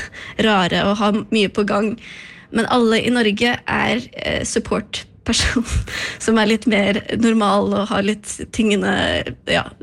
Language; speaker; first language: Norwegian; early bilingual, other home language; Icelandic